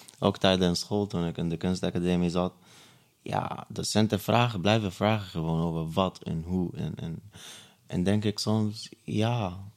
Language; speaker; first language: Dutch; non-native, fluent; Arabic